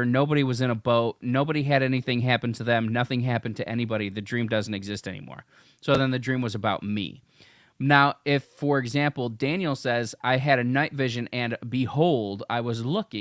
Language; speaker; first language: English; native; English